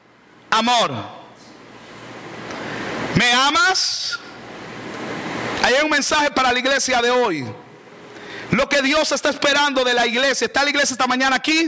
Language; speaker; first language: Spanish; native; Spanish